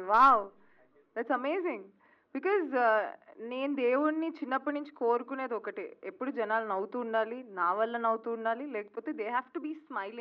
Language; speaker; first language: Telugu; native; Telugu